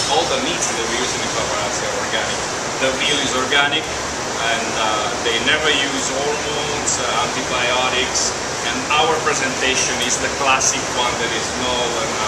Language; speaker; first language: English; non-native, fluent; Italian